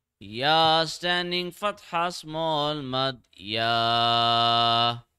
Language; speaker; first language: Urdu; native; Urdu